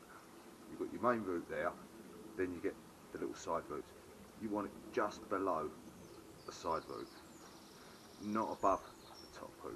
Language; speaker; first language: English; native; English